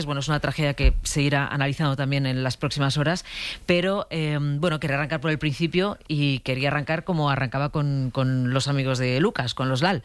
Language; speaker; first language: Spanish; native; Spanish